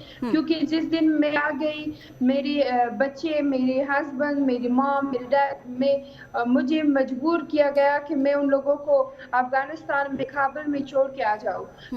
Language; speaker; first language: Hindi; non-native, fluent; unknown